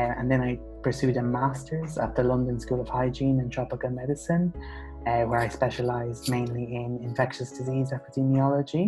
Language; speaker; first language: English; native; English